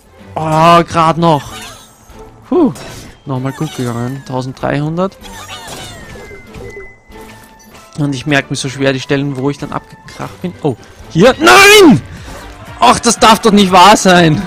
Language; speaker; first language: German; native; German